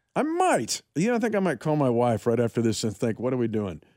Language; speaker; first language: English; native; English